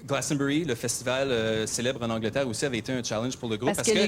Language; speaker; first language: French; native; French